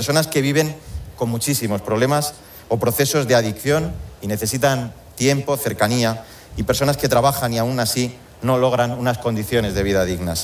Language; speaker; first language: Spanish; native; Spanish